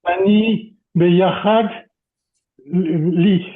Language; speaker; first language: Hebrew; non-native, learner; French